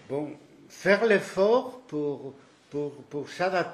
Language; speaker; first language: French; non-native, fluent; Spanish